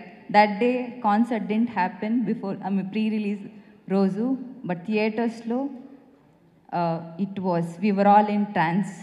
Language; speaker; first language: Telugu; non-native, fluent; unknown